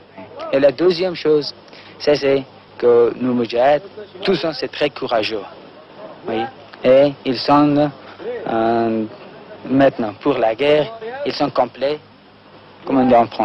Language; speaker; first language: French; non-native, learner; Persian